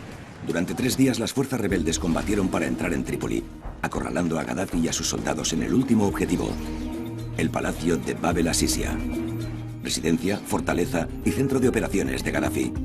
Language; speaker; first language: Spanish; native; Spanish